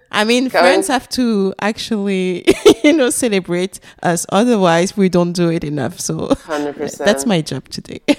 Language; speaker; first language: English; non-native, fluent; French